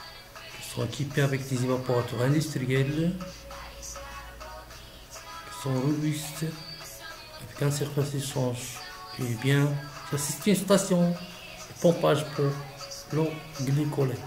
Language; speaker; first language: French; non-native, local second language; Arabic